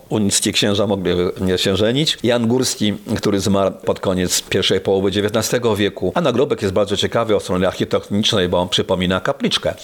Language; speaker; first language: Polish; native; Polish